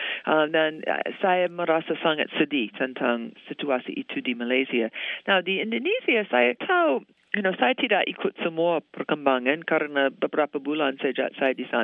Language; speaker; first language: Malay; non-native, fluent; English